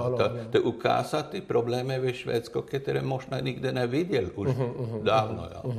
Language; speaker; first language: Czech; non-native, learner; Swedish